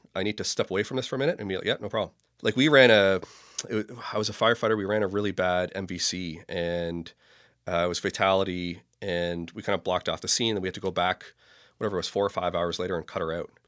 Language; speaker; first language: English; native; English